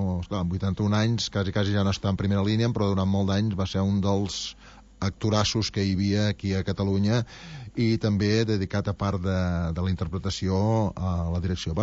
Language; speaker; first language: Catalan; non-native, local second language; Spanish